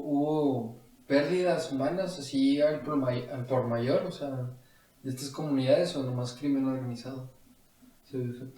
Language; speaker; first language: Spanish; native; Spanish